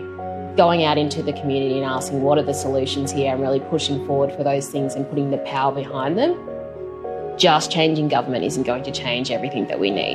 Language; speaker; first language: English; native; English